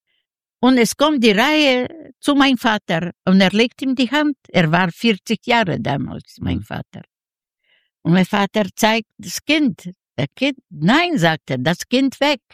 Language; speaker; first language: German; non-native, learner; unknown